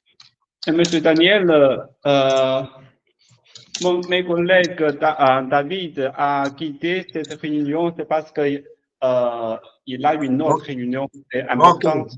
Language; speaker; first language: French; non-native, learner; Chinese